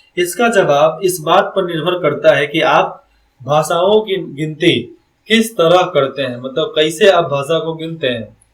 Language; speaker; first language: Hindi; native; Hindi